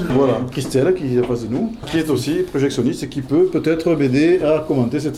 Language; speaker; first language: French; native; French